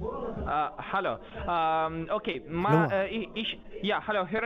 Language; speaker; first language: German; non-native, learner; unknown